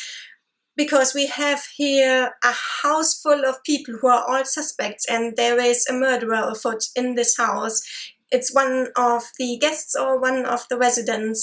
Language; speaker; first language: English; non-native, fluent; German